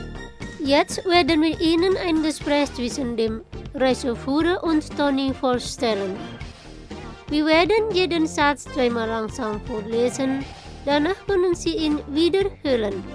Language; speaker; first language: German; non-native, fluent; Indonesian